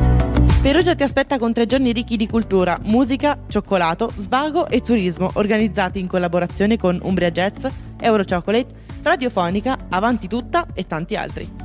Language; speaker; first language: Italian; native; Italian